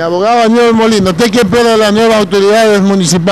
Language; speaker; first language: Spanish; native; Spanish